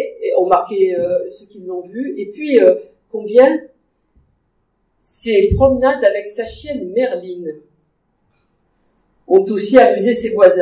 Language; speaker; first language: French; native; French